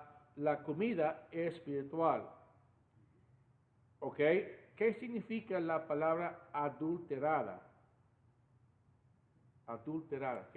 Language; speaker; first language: Spanish; non-native, fluent; English